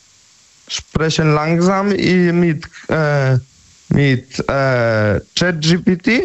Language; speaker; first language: German; non-native, learner; Polish